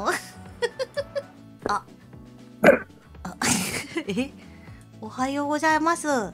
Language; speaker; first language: Japanese; native; Japanese